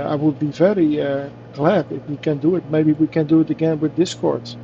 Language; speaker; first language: English; non-native, fluent; Dutch